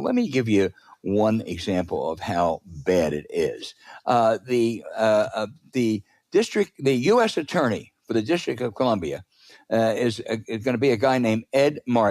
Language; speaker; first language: English; native; English